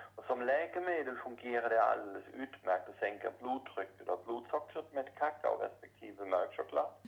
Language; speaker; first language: Swedish; non-native, fluent; German